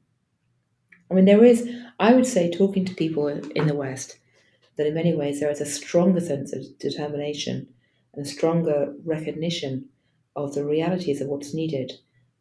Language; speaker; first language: English; native; English